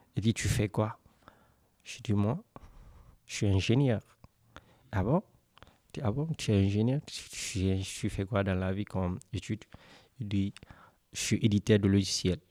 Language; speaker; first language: French; non-native, local second language; Fula